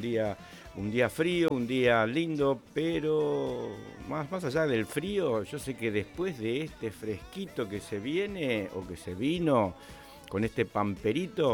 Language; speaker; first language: Spanish; native; Spanish